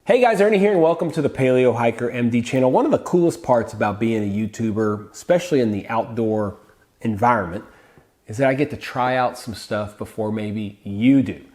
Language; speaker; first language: English; native; English